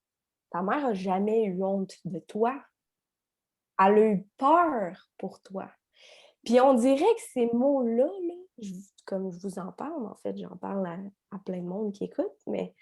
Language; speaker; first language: French; native; French